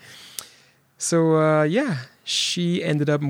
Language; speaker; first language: English; non-native, local second language; Jamaican Creole English